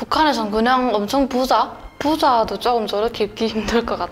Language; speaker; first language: Korean; native; Korean